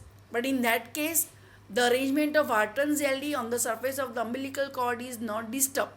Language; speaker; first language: English; non-native, local second language; Gujarati